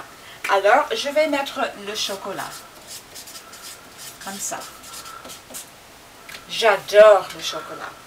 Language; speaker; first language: French; non-native, fluent; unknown